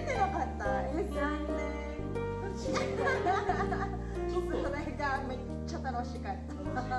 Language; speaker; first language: Japanese; non-native, fluent; Filipino